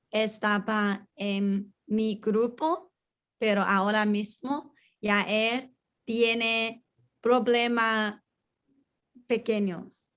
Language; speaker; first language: Spanish; non-native, learner; English